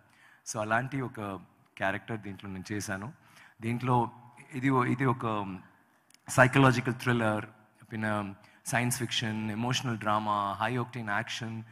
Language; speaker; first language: Telugu; non-native, learner; Tamil